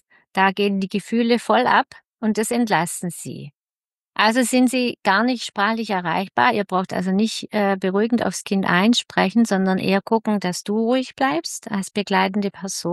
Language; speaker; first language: German; native; German